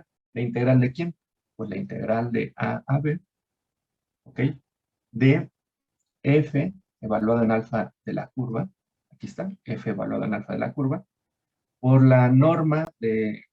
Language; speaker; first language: Spanish; native; Spanish